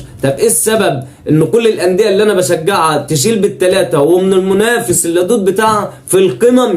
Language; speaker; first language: Arabic; native; Arabic